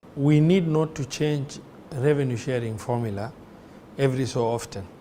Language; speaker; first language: English; non-native, local second language; Somali